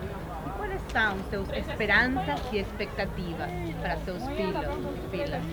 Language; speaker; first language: Portuguese; non-native, fluent; Spanish